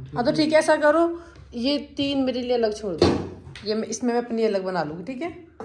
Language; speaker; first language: Hindi; native; Hindi